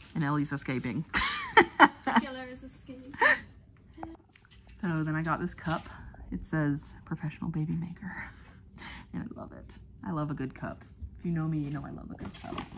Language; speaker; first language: English; native; English